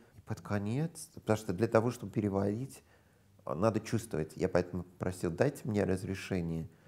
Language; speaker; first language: Russian; non-native, fluent; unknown